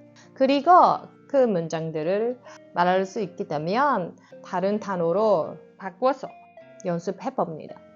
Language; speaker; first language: Korean; non-native, learner; Japanese